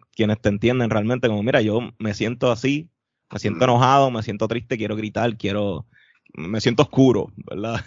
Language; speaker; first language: Spanish; native; Spanish